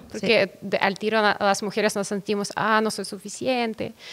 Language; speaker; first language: Spanish; non-native, fluent; Russian